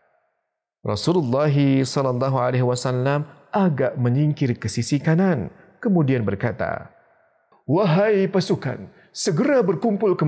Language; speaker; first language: Indonesian; native; Indonesian